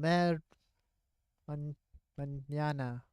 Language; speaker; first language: Spanish; non-native, learner; English